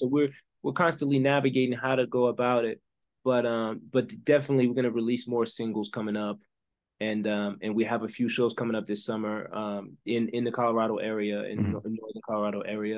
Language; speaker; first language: English; early bilingual, other home language; French